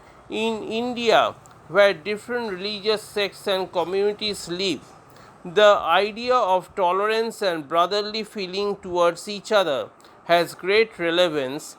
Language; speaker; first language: English; non-native, local second language; Bangla